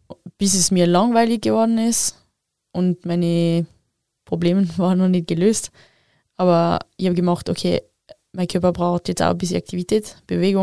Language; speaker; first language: German; non-native, local second language; French